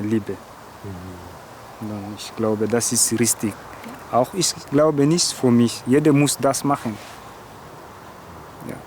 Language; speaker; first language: German; non-native, learner; French